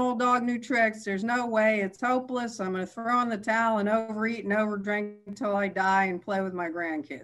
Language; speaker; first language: English; native; English